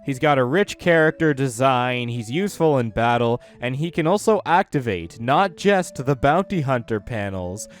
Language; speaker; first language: English; native; English